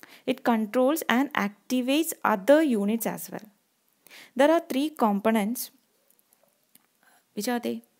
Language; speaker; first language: English; non-native, local second language; Malayalam